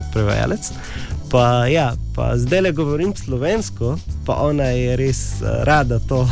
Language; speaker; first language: Slovenian; non-native, learner; Arabic